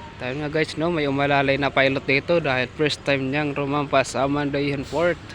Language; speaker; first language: Filipino; non-native, local second language; Waray